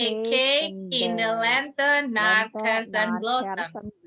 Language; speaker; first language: Dutch; non-native, learner; Indonesian